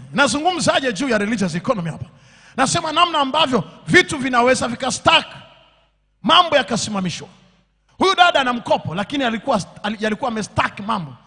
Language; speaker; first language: Swahili; native; Swahili